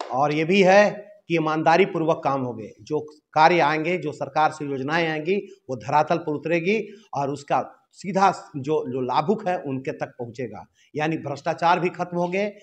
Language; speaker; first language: Hindi; native; Hindi